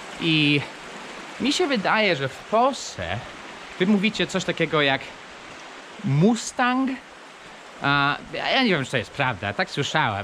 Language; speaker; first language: Polish; non-native, fluent; English